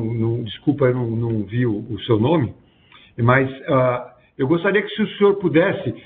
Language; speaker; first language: Portuguese; native; Portuguese